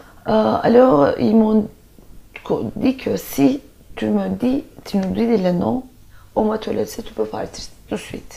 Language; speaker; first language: French; non-native, fluent; Turkish